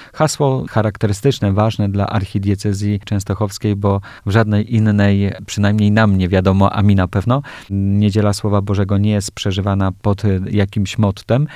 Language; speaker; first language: Polish; native; Polish